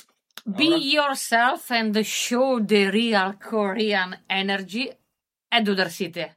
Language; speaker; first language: English; non-native, learner; Italian